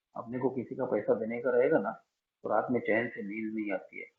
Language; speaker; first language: Hindi; non-native, local second language; Marathi